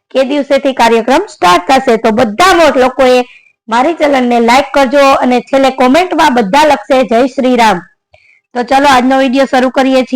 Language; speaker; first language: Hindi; non-native, local second language; Gujarati